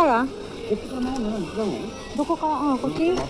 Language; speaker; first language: Japanese; non-native, learner; Filipino